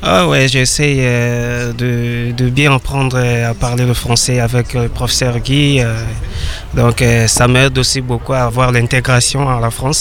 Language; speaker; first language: French; non-native, local second language; Lingala